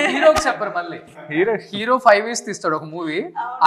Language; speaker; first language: Telugu; native; Telugu